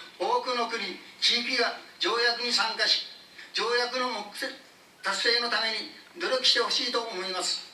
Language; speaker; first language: Japanese; native; Japanese